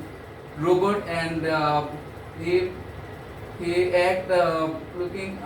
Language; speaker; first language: English; non-native, learner; Bangla